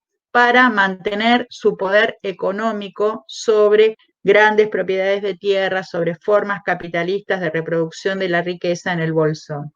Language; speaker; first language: Spanish; native; Spanish